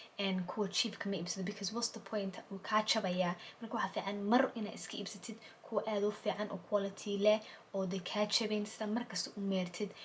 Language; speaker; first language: Somali; early bilingual, heritage; Somali